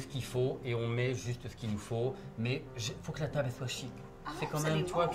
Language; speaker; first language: French; native; French